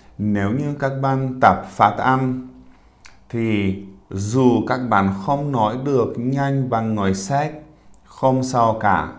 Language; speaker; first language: Vietnamese; non-native, fluent; Czech